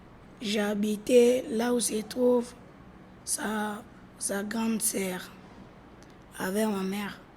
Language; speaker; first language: French; non-native, learner; Lingala